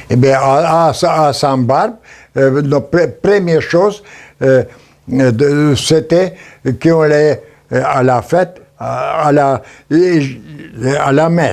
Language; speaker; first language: French; non-native, learner; Polish